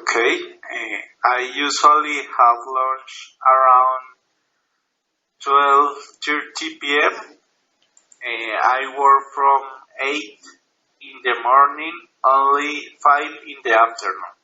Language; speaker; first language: English; non-native, learner; Spanish